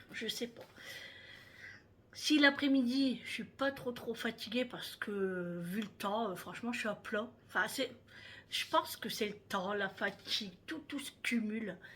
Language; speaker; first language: French; native; French